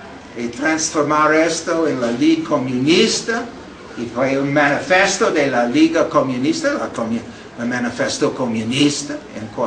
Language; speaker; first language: Spanish; non-native, fluent; English